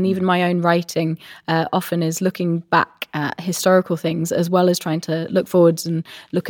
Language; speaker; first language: English; native; English